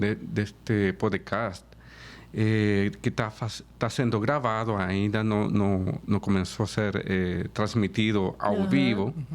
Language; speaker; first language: Portuguese; non-native, fluent; Spanish